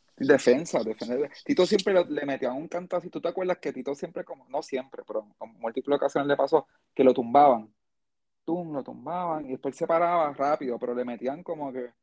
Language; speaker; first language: Spanish; native; Spanish